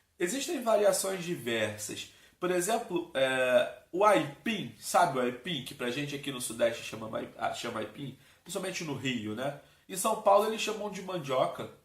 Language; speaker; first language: Portuguese; native; Portuguese